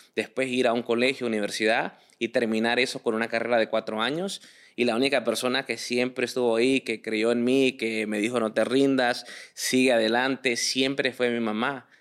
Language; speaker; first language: Spanish; early bilingual, heritage; Spanish